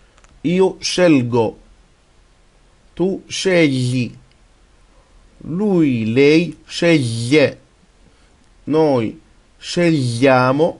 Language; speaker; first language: Italian; non-native, fluent; Arabic